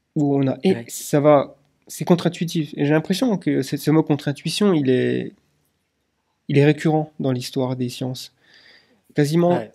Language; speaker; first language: French; native; French